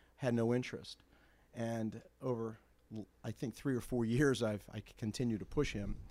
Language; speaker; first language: English; native; English